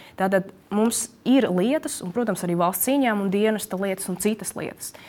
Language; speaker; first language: Latvian; native; Latvian